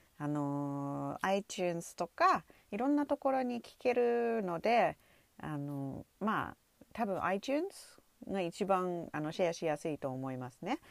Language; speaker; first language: Japanese; non-native, fluent; English